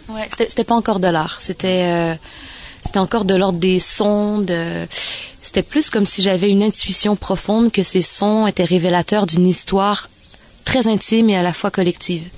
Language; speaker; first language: French; native; French